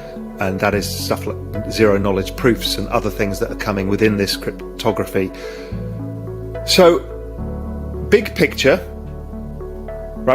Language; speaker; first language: English; native; English